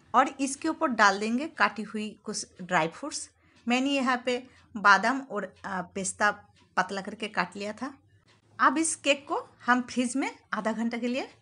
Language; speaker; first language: Hindi; non-native, local second language; Bangla